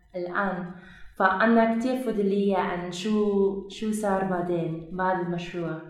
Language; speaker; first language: Arabic; non-native, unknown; Dutch